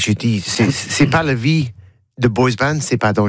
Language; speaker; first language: French; non-native, learner; English